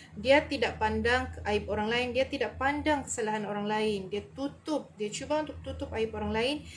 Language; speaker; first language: Malay; native; Malay